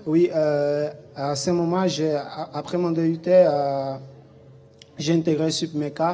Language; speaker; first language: French; non-native, local second language; Portuguese